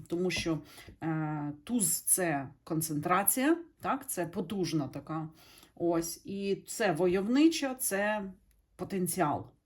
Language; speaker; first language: Ukrainian; native; Ukrainian